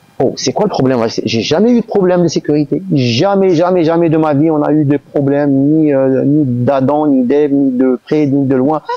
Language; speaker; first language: French; non-native, local second language; Arabic